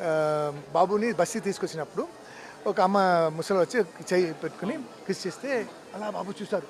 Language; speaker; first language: Telugu; non-native, fluent; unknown